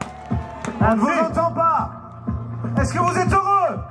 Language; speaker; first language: French; native; French